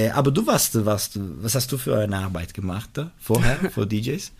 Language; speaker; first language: German; non-native, local second language; Italian